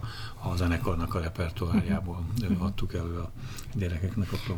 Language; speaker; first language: Hungarian; native; Hungarian